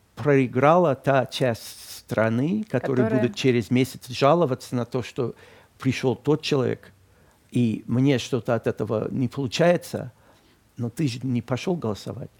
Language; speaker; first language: Russian; non-native, fluent; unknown